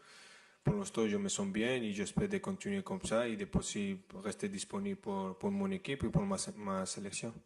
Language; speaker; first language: French; non-native, fluent; Spanish